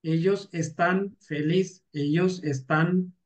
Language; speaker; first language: Spanish; non-native, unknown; Hindi